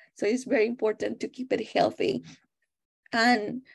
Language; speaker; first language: English; non-native, fluent; Spanish